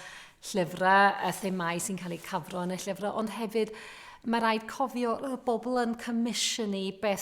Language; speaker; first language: Welsh; non-native, fluent; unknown